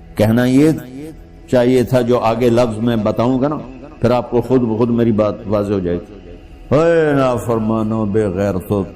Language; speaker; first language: Urdu; non-native, local second language; Punjabi